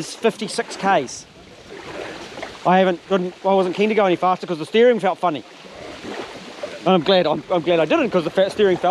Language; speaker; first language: English; native; English